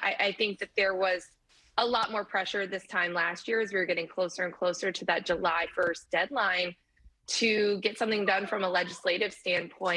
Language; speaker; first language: English; native; English